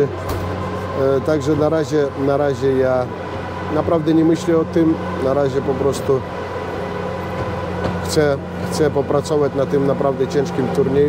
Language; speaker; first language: Polish; non-native, fluent; Russian